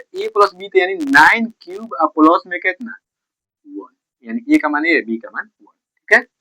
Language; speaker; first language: Hindi; native; Hindi